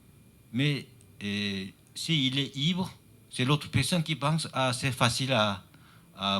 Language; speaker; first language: French; non-native, learner; Chinese